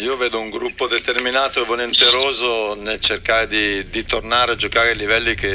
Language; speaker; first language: Italian; native; Italian